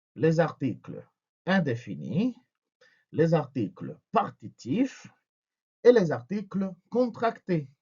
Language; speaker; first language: French; non-native, fluent; Spanish